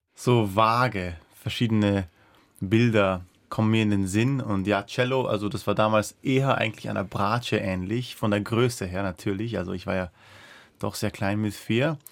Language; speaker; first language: German; non-native, local second language; Persian